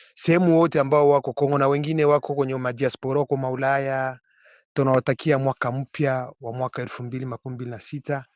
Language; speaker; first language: Swahili; non-native, local second language; Kinyarwanda